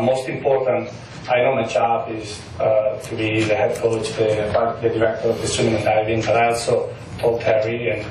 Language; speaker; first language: English; non-native, fluent; Spanish